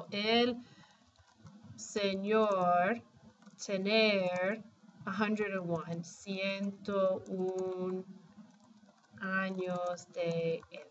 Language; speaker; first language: Spanish; non-native, fluent; English